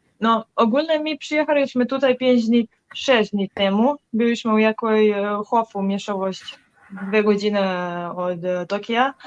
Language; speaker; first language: Polish; non-native, learner; Serbian